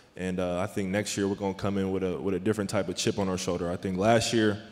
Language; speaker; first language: English; native; English